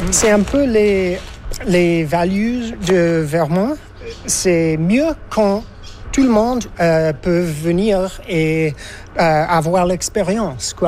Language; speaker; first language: French; non-native, learner; English